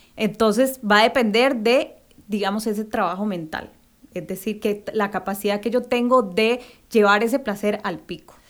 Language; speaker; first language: Spanish; native; Spanish